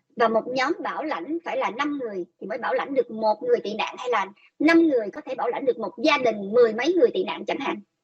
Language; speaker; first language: Vietnamese; native; Vietnamese